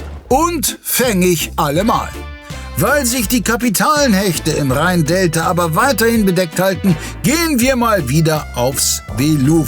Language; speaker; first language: German; native; German